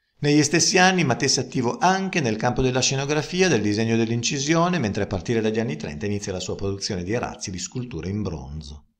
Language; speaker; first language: Italian; native; Italian